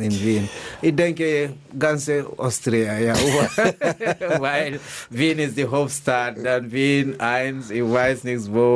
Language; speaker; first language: German; non-native, learner; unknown